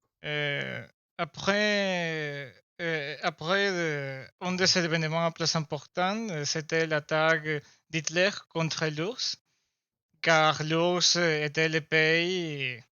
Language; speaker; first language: French; non-native, learner; Spanish